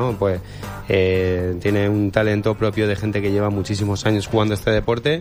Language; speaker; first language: Spanish; native; Spanish